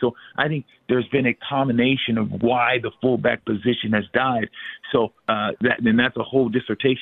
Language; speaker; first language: English; native; English